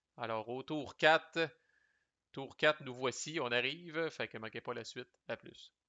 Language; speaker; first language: French; native; French